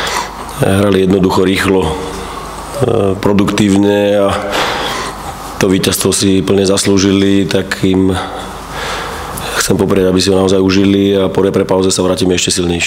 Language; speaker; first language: Slovak; native; Slovak